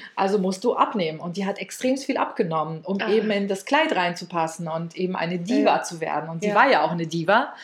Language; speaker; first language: German; early bilingual, other home language; Ukrainian